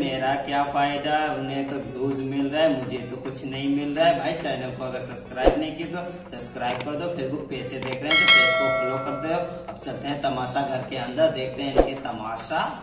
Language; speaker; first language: Hindi; native; Hindi